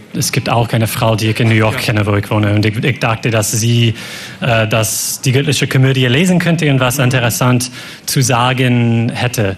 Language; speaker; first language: German; non-native, fluent; English